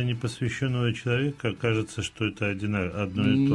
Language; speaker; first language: Russian; native; Russian